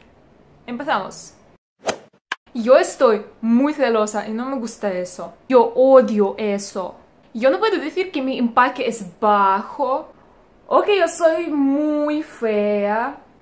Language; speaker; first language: Spanish; non-native, learner; Russian